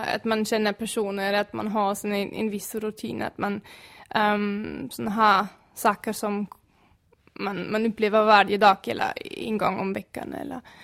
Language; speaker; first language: Swedish; non-native, fluent; German